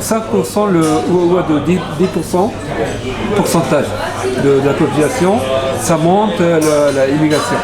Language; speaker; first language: French; non-native, learner; Japanese